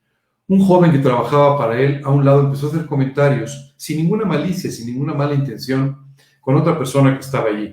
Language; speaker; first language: Spanish; native; Spanish